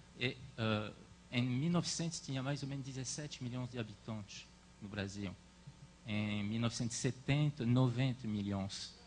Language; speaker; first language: Portuguese; non-native, fluent; French